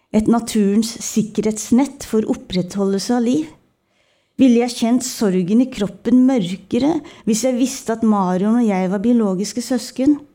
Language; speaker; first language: Norwegian; early bilingual, other home language; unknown